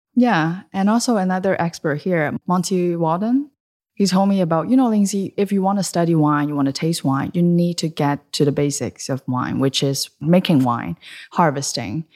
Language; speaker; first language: English; early bilingual, other home language; Chinese